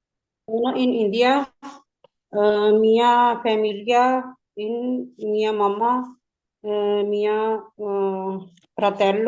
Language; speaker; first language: Italian; non-native, learner; Punjabi